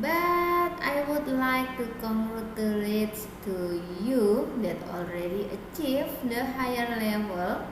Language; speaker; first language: English; non-native, fluent; Indonesian